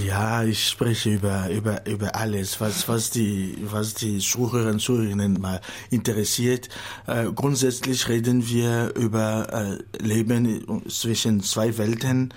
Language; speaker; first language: German; non-native, fluent; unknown